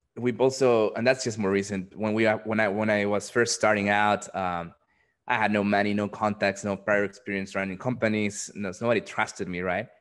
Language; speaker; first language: English; non-native, fluent; Spanish